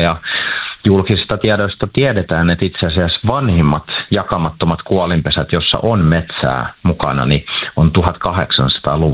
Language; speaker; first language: Finnish; native; Finnish